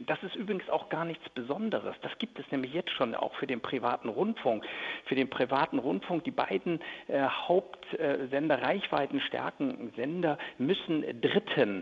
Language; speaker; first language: German; native; German